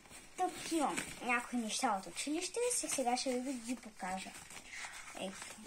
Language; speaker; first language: Bulgarian; early bilingual, heritage; Bulgarian